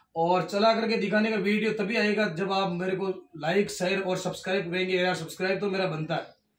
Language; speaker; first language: Hindi; non-native, local second language; Rajasthani